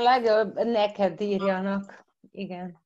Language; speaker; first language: Hungarian; early bilingual, heritage; Croatian